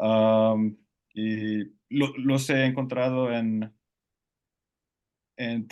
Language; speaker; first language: Spanish; non-native, fluent; Finnish